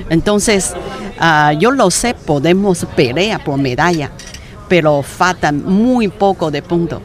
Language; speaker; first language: Spanish; non-native, learner; Chinese